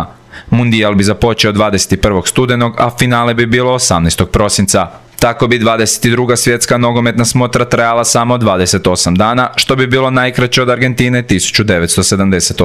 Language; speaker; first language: Croatian; native; Croatian